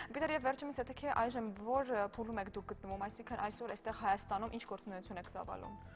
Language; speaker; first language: Armenian; native; Armenian